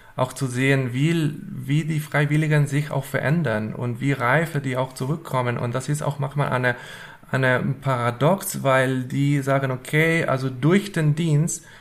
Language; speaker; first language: German; non-native, fluent; Spanish